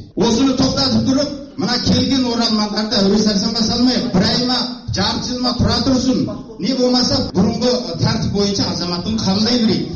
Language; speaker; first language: Kazakh; early bilingual, heritage; Kazakh